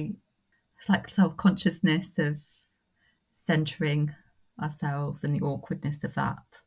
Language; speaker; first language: English; native; English